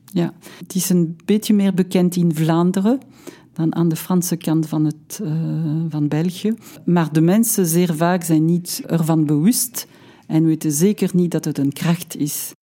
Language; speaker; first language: Dutch; non-native, local second language; French